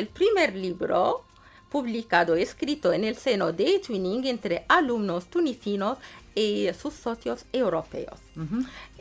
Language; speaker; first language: Spanish; non-native, fluent; Arabic